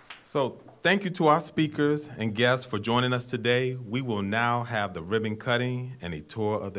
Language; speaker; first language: English; native; English